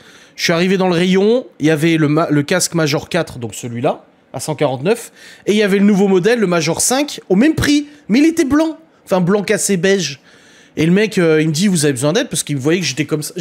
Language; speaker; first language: French; native; French